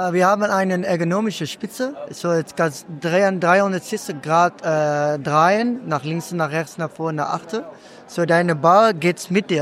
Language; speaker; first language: German; non-native, learner; Dutch